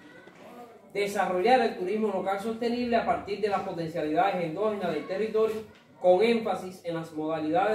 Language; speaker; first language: Spanish; native; Spanish